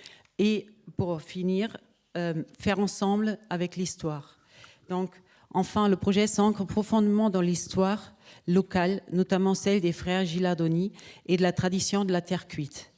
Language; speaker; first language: French; native; French